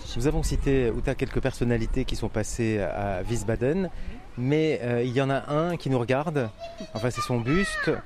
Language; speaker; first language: French; native; French